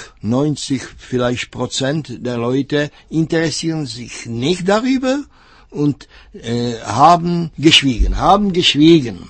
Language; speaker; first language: German; non-native, fluent; Czech